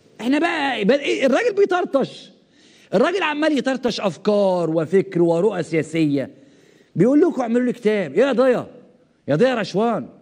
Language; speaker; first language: Arabic; native; Arabic